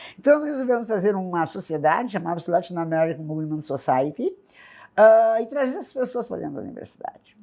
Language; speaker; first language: Portuguese; native; Portuguese